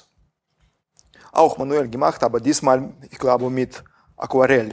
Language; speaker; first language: German; non-native, fluent; Russian